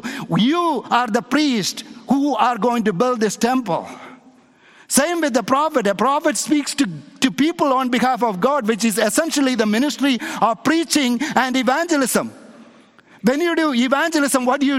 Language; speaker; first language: English; non-native, local second language; Malayalam